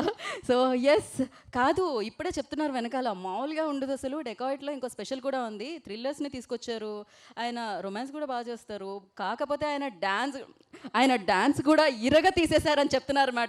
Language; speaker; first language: Telugu; native; Telugu